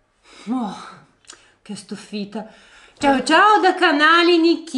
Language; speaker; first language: Italian; early bilingual, other home language; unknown